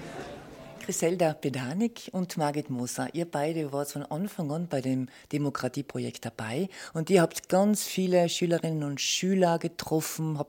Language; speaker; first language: German; native; German